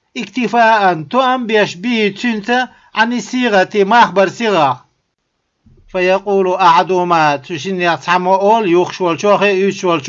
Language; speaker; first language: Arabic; non-native, fluent; Chechen